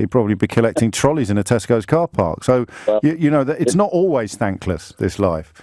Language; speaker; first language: English; native; English